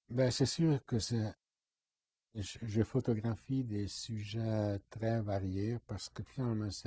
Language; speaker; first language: French; non-native, fluent; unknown